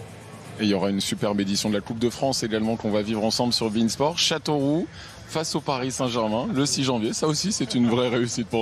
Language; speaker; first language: French; native; French